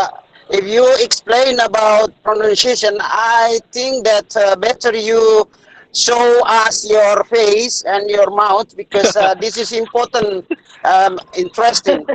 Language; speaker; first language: English; non-native, learner; Indonesian